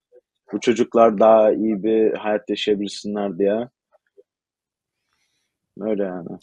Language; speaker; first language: Turkish; early bilingual, heritage; Turkish